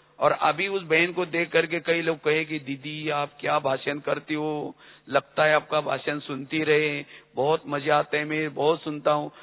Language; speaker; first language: Hindi; non-native, local second language; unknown